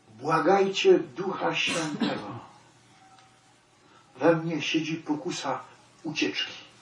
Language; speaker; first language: Polish; native; Polish